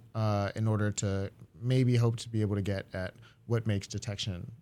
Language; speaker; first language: English; early bilingual, other home language; Japanese